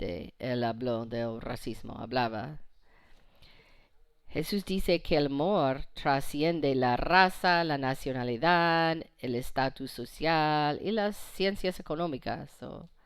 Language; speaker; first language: Spanish; non-native, fluent; English